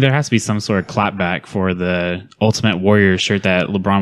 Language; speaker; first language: English; native; English